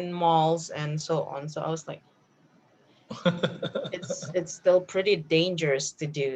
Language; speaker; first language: English; non-native, fluent; Indonesian